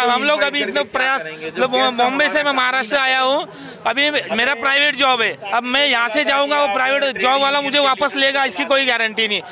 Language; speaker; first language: Hindi; non-native, local second language; Marathi